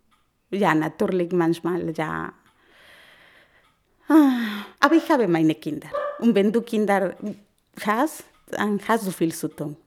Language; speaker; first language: German; non-native, learner; Spanish